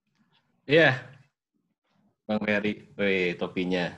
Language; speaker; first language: Indonesian; native; Indonesian